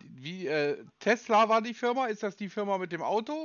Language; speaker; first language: German; native; German